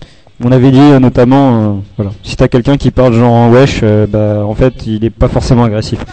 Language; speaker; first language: French; native; French